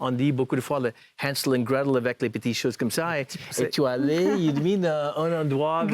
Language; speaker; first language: French; non-native, fluent; English